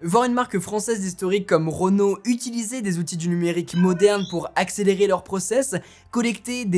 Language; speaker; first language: French; native; French